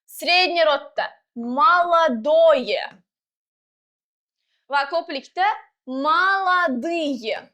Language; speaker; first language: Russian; non-native, local second language; Uzbek